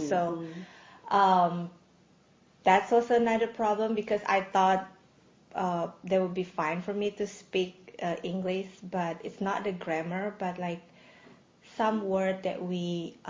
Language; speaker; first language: English; non-native, fluent; Indonesian